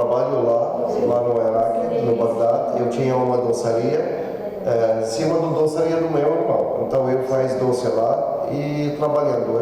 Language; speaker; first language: Portuguese; non-native, learner; Arabic